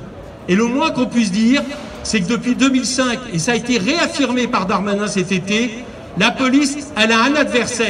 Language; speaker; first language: French; native; French